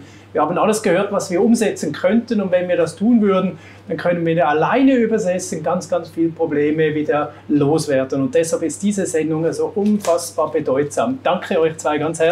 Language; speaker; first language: German; native; German